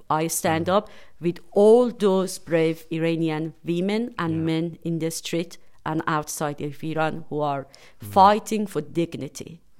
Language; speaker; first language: English; non-native, fluent; Persian